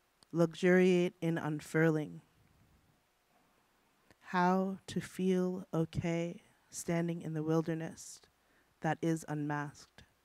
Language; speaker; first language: English; native; English